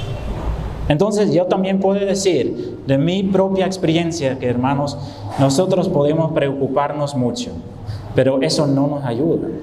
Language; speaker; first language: Spanish; non-native, fluent; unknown